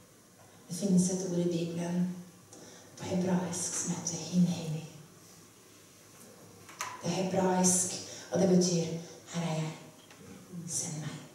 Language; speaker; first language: Norwegian; native; Norwegian